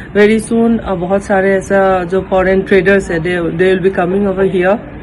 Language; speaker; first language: Hindi; non-native, local second language; Assamese